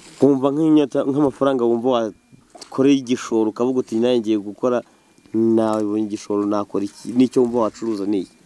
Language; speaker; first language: Kinyarwanda; native; Kinyarwanda